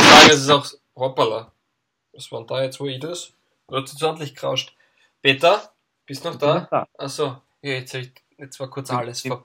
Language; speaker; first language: German; native; German